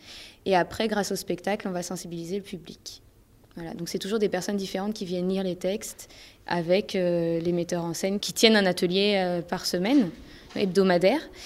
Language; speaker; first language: French; native; French